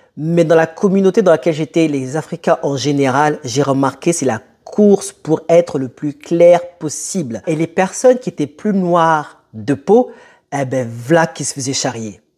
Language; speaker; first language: French; early bilingual, other home language; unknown